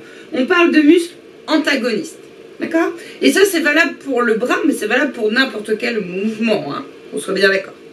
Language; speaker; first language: French; native; French